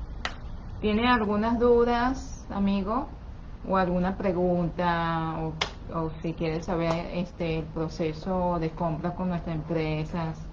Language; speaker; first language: Spanish; non-native, fluent; Chinese